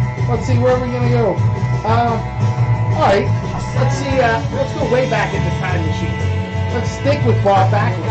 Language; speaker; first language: English; native; English